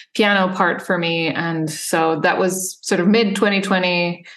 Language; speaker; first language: English; non-native, fluent; Serbian